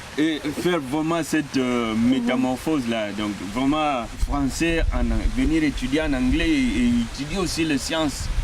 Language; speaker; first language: French; non-native, local second language; Lingala